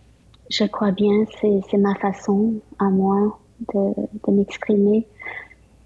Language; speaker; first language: French; early bilingual, other home language; Vietnamese